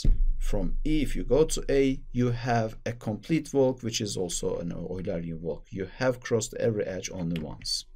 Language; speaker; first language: English; non-native, fluent; Turkish